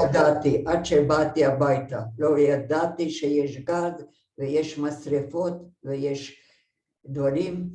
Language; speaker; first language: Hebrew; non-native, fluent; Hungarian